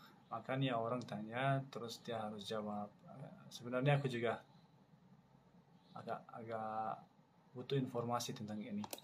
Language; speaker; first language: Indonesian; non-native, learner; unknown